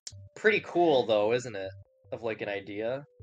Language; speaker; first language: English; non-native, local second language; Cantonese